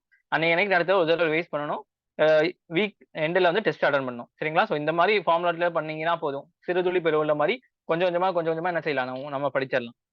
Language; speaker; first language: Tamil; native; Tamil